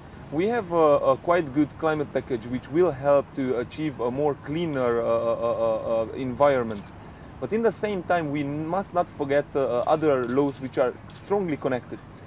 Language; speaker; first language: English; non-native, fluent; Hungarian